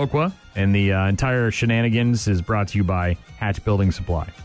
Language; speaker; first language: English; native; English